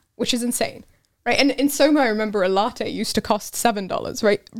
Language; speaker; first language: English; non-native, fluent; Hebrew